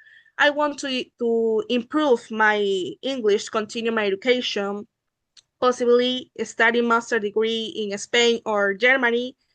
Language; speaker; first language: English; non-native, learner; Spanish